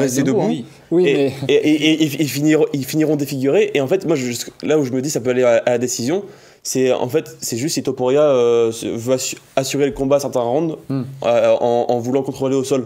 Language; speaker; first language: French; native; French